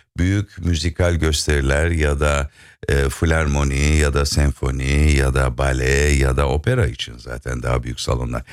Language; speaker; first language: Turkish; native; Turkish